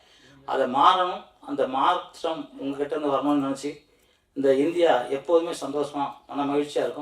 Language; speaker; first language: Tamil; native; Tamil